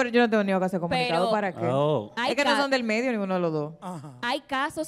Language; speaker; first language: Spanish; native; Spanish